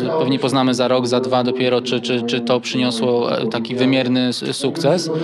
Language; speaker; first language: Polish; native; Polish